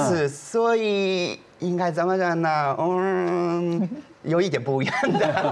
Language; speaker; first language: Chinese; non-native, fluent; Japanese